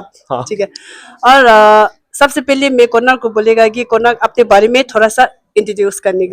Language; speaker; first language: Hindi; non-native, local second language; Tibetan